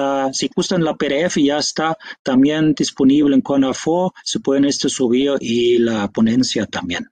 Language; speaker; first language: Spanish; non-native, fluent; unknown